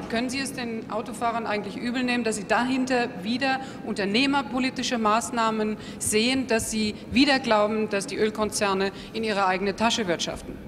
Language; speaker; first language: German; native; German